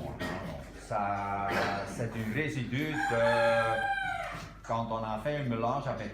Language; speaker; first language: French; non-native, local second language; Dutch